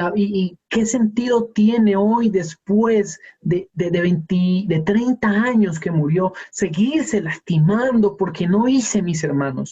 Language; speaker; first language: Spanish; native; Spanish